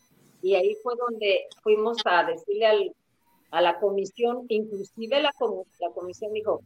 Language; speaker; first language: Spanish; native; Spanish